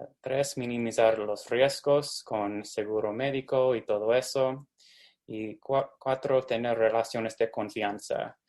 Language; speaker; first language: Spanish; non-native, fluent; English